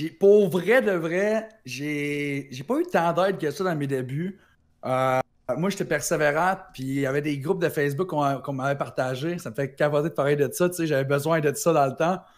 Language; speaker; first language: French; native; French